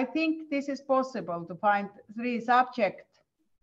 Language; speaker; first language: English; non-native, learner; Estonian